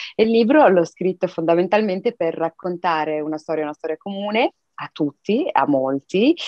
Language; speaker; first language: Italian; early bilingual, other home language; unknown